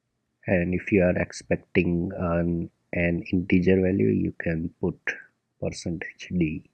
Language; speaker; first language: English; non-native, local second language; Gujarati